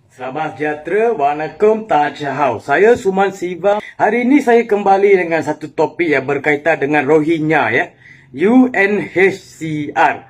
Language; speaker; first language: Malay; non-native, local second language; Tamil